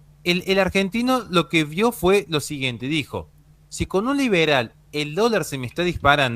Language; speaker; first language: Spanish; native; Spanish